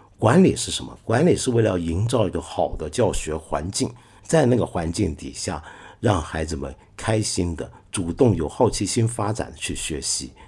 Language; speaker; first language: Chinese; non-native, local second language; Cantonese